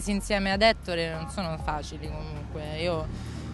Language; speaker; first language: Italian; native; Italian